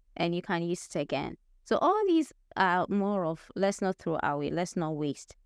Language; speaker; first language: English; non-native, local second language; Akan